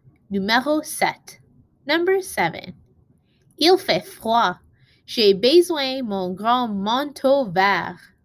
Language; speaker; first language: French; non-native, learner; English